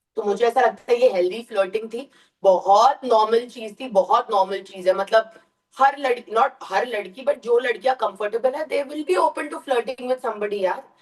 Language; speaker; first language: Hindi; early bilingual, heritage; Hindi